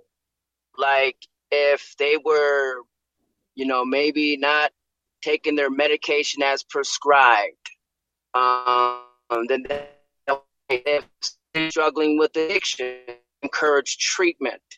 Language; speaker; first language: English; native; English